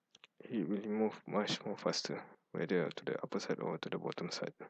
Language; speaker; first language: English; non-native, fluent; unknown